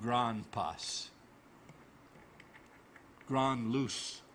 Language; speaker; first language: Spanish; non-native, learner; English